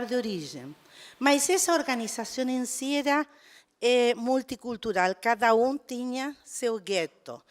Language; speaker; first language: Portuguese; non-native, fluent; Spanish